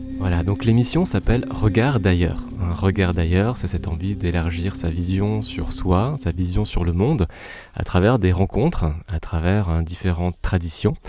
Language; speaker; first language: French; native; French